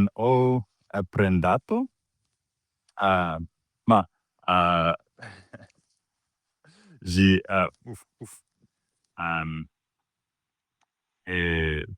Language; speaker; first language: Italian; non-native, learner; English